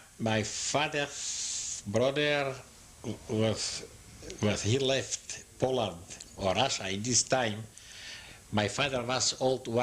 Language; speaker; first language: English; non-native, learner; Yiddish